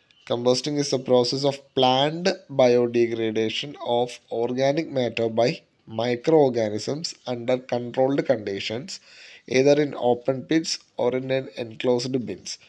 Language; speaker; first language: English; non-native, local second language; Malayalam